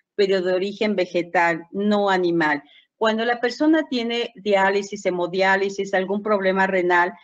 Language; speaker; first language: Spanish; native; Spanish